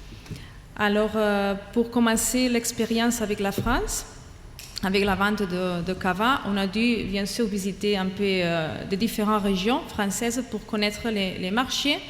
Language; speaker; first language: French; non-native, fluent; Catalan